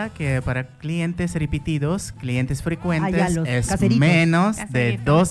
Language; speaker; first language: Spanish; non-native, learner; Russian